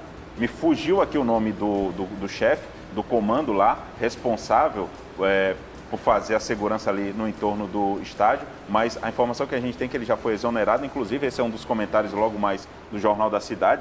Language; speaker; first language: Portuguese; native; Portuguese